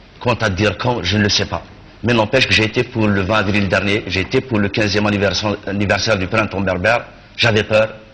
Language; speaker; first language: French; non-native, local second language; Kabyle